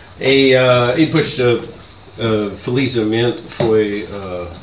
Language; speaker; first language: Portuguese; non-native, learner; English